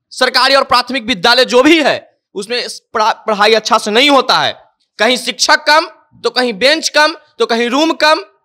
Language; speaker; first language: Hindi; native; Hindi